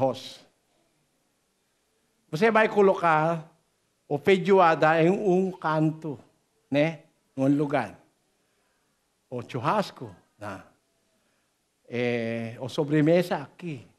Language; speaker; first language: Portuguese; non-native, learner; Filipino